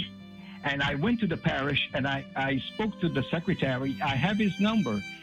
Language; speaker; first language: English; non-native, fluent; Portuguese